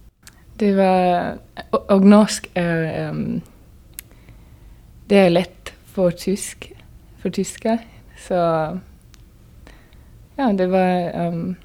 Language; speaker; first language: Norwegian; non-native, learner; German